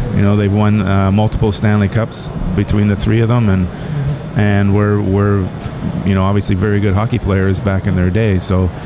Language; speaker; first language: English; native; English